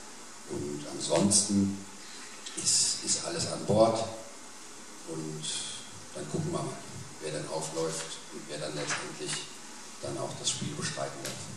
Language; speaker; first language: German; native; German